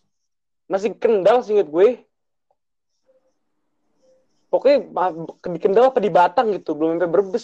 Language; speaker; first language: Indonesian; native; Indonesian